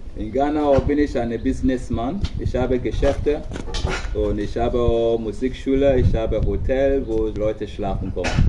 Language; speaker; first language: German; non-native, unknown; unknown